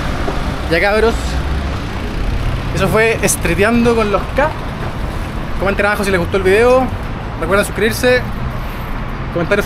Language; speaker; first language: Spanish; native; Spanish